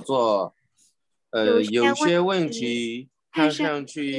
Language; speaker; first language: Chinese; non-native, learner; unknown